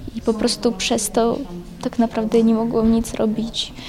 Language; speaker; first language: Polish; non-native, fluent; Ukrainian